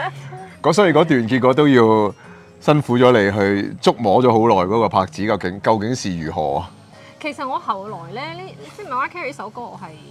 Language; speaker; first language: Cantonese; native; Cantonese